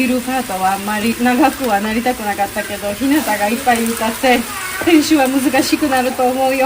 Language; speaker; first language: Japanese; non-native, learner; Georgian